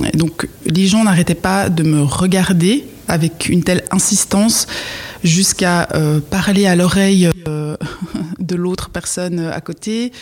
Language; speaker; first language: French; native; French